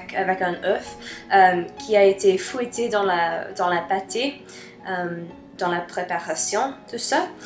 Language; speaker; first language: French; non-native, learner; English